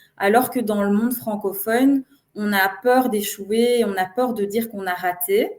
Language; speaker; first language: French; native; French